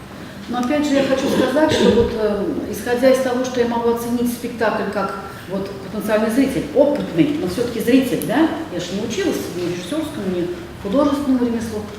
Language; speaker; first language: Russian; native; Russian